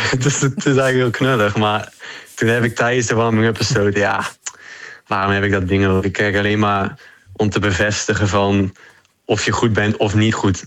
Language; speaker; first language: Dutch; native; Dutch